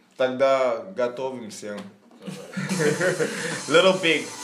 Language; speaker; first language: Russian; non-native, learner; English